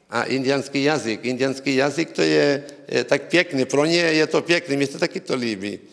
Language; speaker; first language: Czech; early bilingual, heritage; Czech